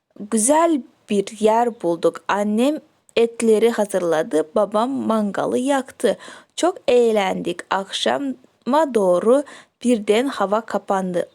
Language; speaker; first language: Turkish; non-native, fluent; Kyrgyz